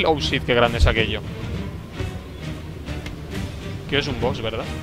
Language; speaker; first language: Spanish; native; Spanish